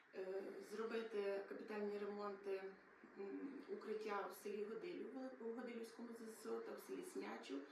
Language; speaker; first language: Ukrainian; native; Ukrainian